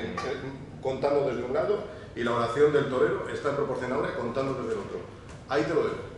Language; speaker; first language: Spanish; native; Spanish